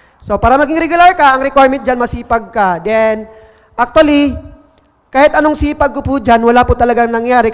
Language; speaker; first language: Filipino; non-native, local second language; Cebuano